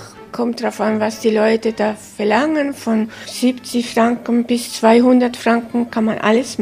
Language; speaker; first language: German; early bilingual, heritage; German